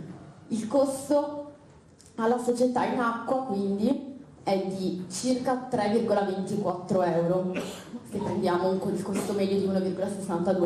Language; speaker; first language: Italian; native; Italian